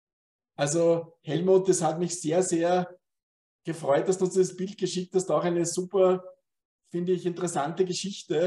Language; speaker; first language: German; native; German